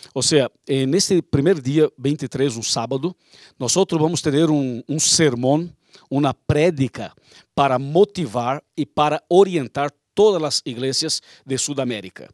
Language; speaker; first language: Portuguese; non-native, learner; Spanish